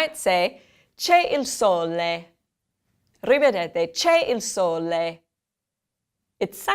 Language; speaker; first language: Italian; non-native, fluent; English